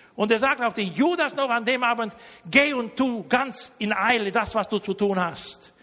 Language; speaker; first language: German; early bilingual, heritage; Romanian